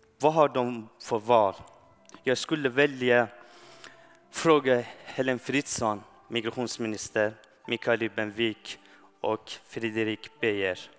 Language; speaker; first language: Swedish; non-native, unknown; Persian